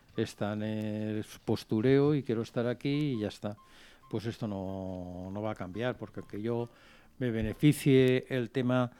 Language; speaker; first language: Spanish; non-native, local second language; Catalan